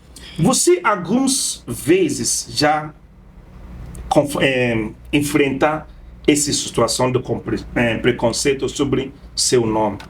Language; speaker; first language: Portuguese; non-native, fluent; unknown